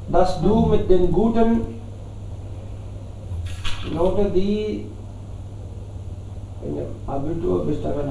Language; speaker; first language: German; non-native, fluent; Hindi